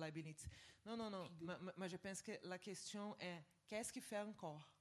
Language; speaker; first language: French; non-native, fluent; Portuguese